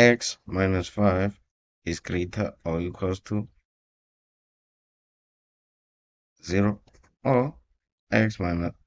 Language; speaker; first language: English; non-native, local second language; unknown